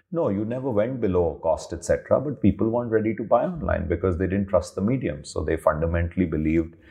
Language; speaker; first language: English; non-native, local second language; Hindi